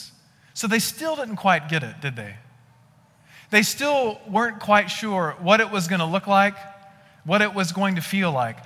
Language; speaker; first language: English; native; English